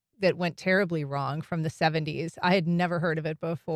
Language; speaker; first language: English; native; English